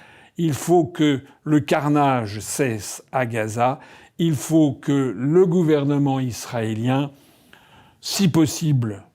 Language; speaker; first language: French; native; French